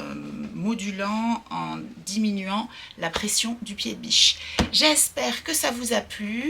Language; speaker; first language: French; native; French